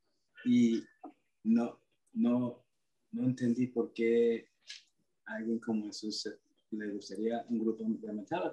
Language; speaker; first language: Spanish; early bilingual, heritage; Spanish